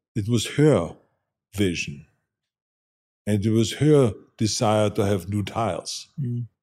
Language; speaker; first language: English; non-native, fluent; German